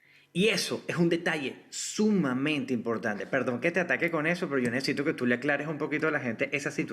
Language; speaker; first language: Spanish; native; Spanish